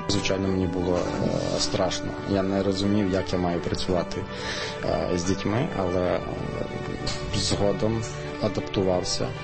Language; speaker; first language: Ukrainian; native; Ukrainian